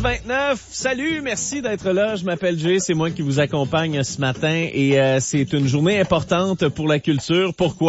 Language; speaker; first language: French; native; French